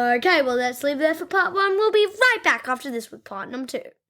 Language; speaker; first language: English; native; English